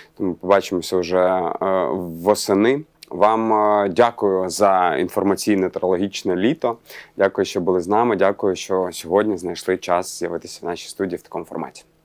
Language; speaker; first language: Ukrainian; non-native, local second language; Russian